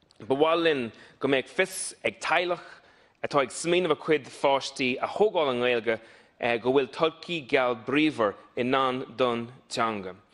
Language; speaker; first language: Irish; non-native, local second language; English